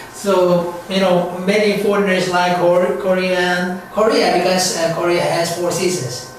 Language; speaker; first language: English; non-native, learner; Korean